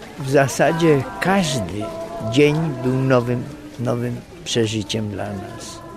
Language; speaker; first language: Polish; native; Polish